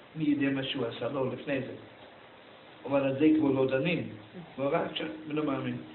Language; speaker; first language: Hebrew; non-native, fluent; German